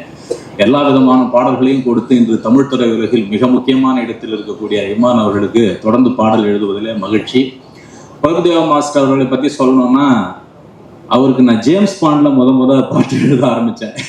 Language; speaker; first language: Tamil; native; Tamil